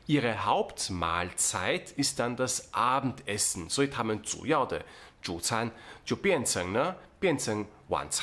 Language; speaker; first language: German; non-native, fluent; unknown